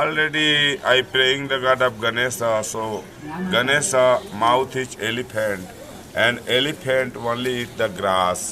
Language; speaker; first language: English; non-native, learner; Hindi